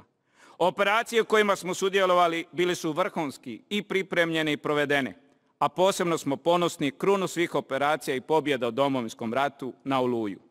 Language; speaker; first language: Bosnian; native; Bosnian